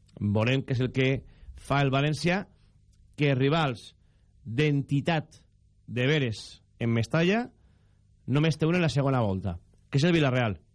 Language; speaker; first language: Catalan; native; Catalan